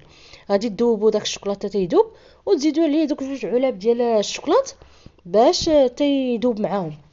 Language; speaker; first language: Arabic; native; Arabic